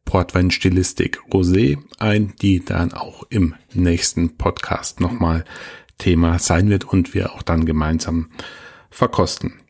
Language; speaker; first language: German; native; German